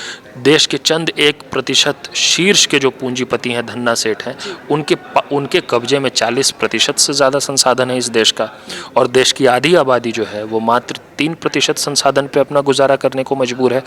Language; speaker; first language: Hindi; native; Hindi